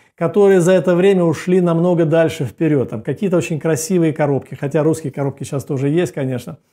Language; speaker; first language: Russian; native; Russian